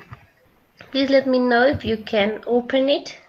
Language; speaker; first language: English; non-native, fluent; Spanish